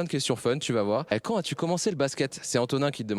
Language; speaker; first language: French; native; French